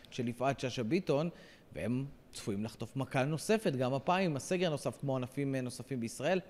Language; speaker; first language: Hebrew; native; Hebrew